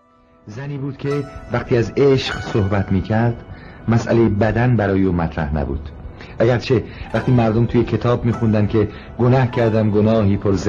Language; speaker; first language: Persian; native; Persian